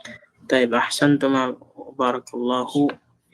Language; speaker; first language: Arabic; non-native, fluent; Filipino